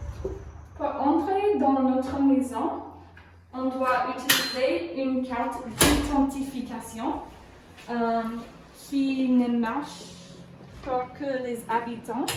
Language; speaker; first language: French; non-native, learner; English